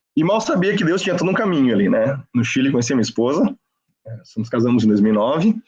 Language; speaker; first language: Portuguese; non-native, fluent; Spanish